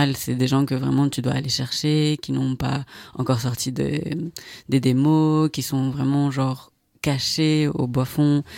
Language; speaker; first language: French; non-native, fluent; Spanish